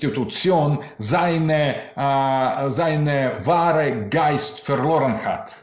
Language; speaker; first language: German; non-native, learner; Russian